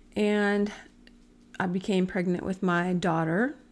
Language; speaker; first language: English; native; English